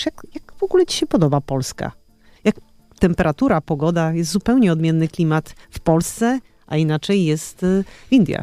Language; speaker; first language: Polish; native; Polish